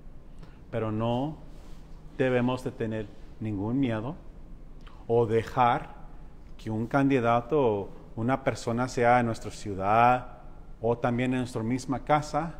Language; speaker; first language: Spanish; early bilingual, heritage; Spanish